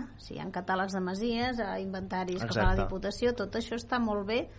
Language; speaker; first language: Catalan; native; Catalan